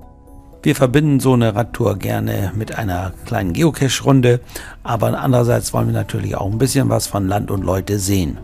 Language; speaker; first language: German; native; German